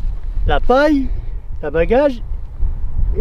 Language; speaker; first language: French; non-native, learner; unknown